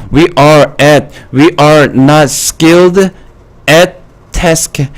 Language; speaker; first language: English; non-native, fluent; Korean